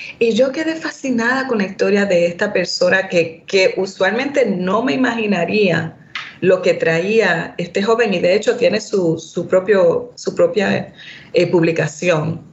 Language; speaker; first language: Spanish; early bilingual, heritage; Spanish